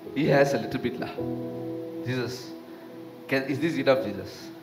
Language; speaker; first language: English; non-native, local second language; Tamil